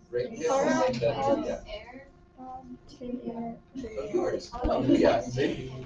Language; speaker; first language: Spanish; non-native, learner; English